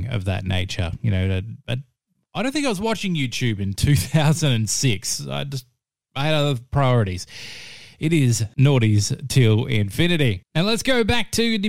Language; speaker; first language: English; native; English